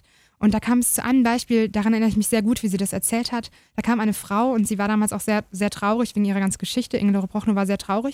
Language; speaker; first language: German; native; German